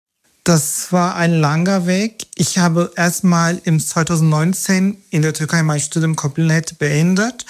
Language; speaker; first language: German; non-native, fluent; Turkish